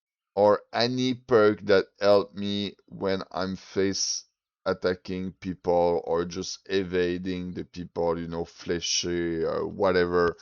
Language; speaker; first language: English; non-native, fluent; French